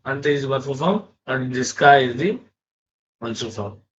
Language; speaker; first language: English; non-native, local second language; Tamil